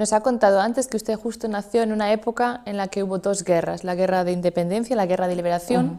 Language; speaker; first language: Spanish; native; Spanish